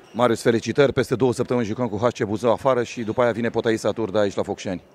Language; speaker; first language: Romanian; native; Romanian